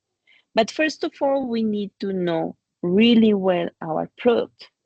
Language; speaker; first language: English; non-native, fluent; Spanish